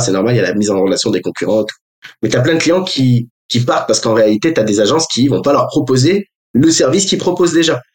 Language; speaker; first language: French; native; French